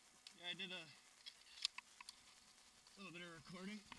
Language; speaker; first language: English; native; English